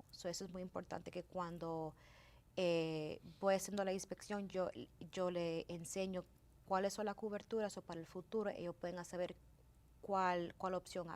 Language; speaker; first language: Spanish; early bilingual, heritage; Spanish